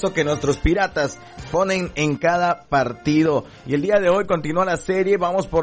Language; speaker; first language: Spanish; native; Spanish